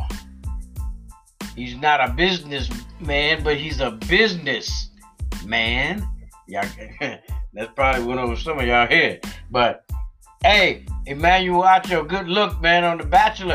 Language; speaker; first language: English; native; English